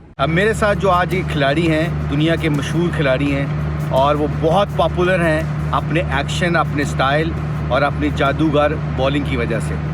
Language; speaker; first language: Urdu; non-native, local second language; Punjabi